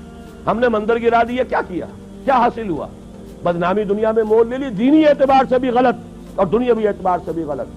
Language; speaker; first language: Urdu; native; Urdu